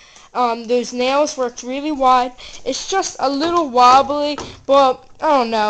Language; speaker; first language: English; native; English